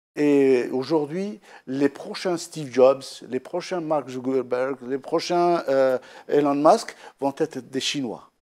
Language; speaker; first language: French; non-native, local second language; Arabic